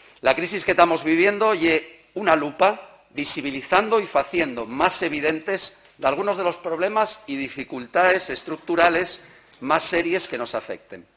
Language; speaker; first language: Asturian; non-native, local second language; Spanish